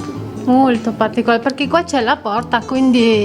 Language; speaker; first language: Italian; non-native, learner; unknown